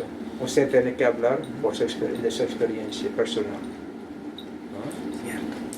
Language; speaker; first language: Spanish; non-native, learner; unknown